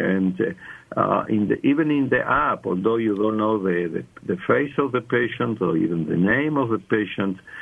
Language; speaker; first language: English; non-native, fluent; Spanish